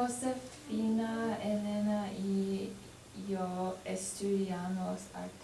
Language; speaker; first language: Spanish; non-native, learner; English